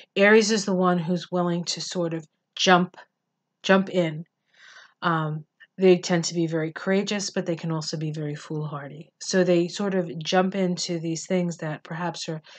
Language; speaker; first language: English; native; English